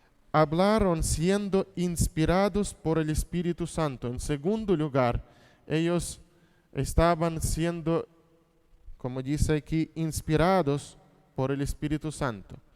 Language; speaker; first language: Spanish; non-native, fluent; Russian